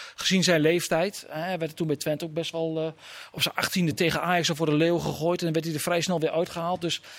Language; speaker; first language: Dutch; native; Dutch